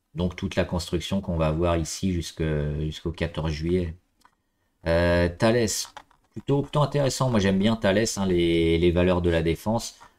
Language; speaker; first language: French; native; French